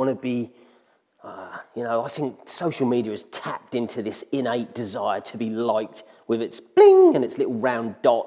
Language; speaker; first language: English; native; English